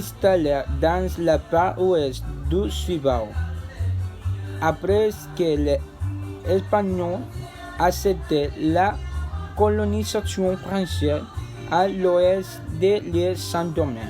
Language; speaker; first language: French; non-native, learner; Spanish